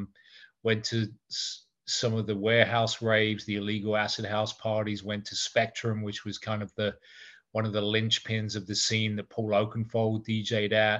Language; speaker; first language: English; native; English